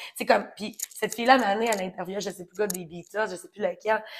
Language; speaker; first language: French; native; French